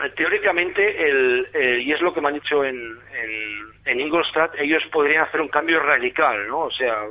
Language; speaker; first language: Spanish; non-native, fluent; German